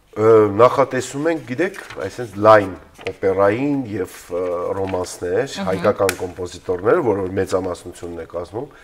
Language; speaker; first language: Armenian; native; Armenian